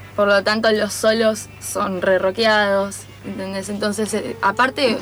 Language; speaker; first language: Spanish; native; Spanish